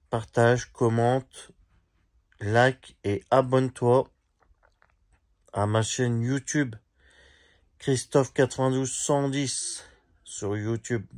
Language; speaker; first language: French; native; French